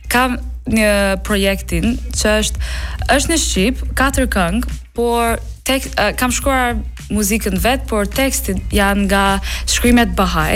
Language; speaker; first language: Albanian; non-native, learner; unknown